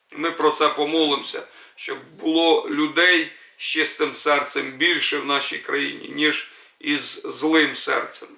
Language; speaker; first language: Ukrainian; native; Ukrainian